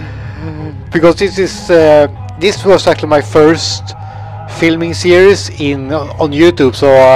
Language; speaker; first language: English; non-native, fluent; Swedish